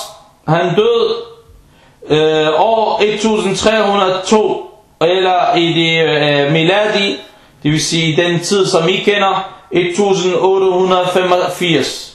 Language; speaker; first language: Danish; early bilingual, other home language; Arabic